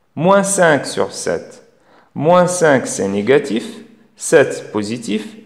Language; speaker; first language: French; non-native, local second language; Arabic